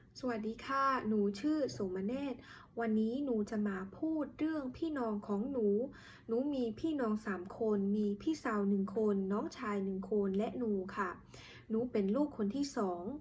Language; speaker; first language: Thai; non-native, learner; Khmer